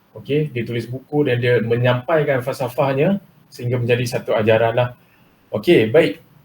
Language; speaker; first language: Malay; non-native, local second language; Chinese